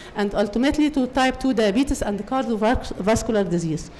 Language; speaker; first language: English; non-native, fluent; Arabic